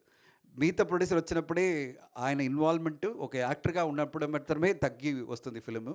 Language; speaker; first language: Telugu; non-native, learner; Tamil